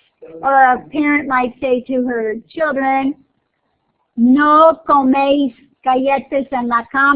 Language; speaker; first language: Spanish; non-native, fluent; English